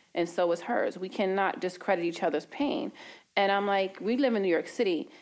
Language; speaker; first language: English; native; English